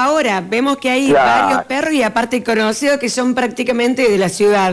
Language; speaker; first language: Spanish; native; Spanish